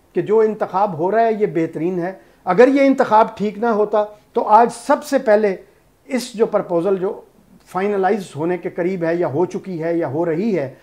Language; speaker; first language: Urdu; non-native, local second language; Punjabi